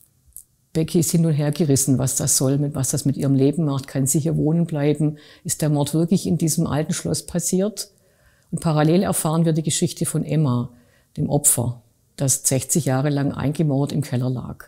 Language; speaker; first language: German; native; German